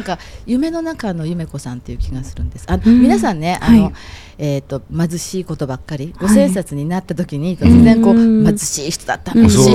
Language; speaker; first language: Japanese; native; Japanese